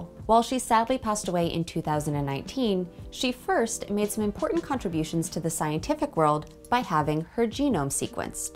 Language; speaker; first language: English; native; English